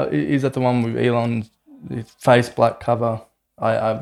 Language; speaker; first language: English; native; English